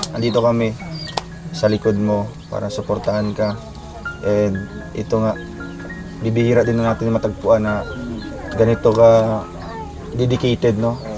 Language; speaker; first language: Filipino; non-native, local second language; Cebuano